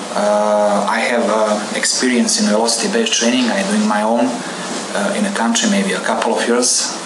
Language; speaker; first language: English; non-native, learner; Serbian